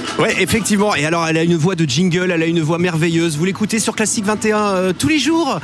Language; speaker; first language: French; native; French